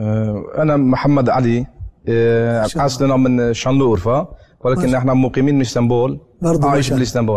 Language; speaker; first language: Arabic; non-native, learner; Turkish